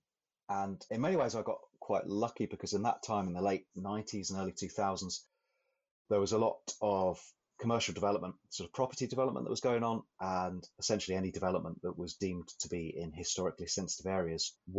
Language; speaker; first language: English; native; English